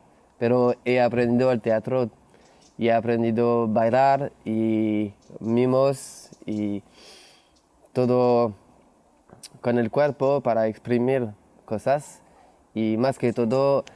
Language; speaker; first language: Spanish; non-native, learner; French